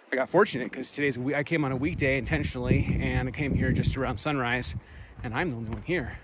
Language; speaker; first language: English; native; English